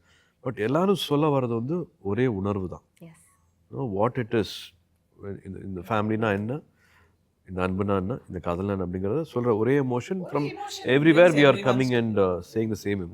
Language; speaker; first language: Tamil; native; Tamil